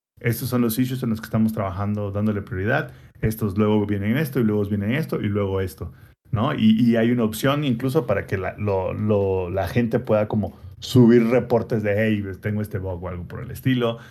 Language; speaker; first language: Spanish; native; Spanish